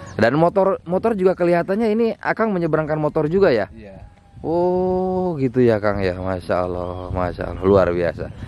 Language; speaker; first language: Indonesian; non-native, local second language; Sundanese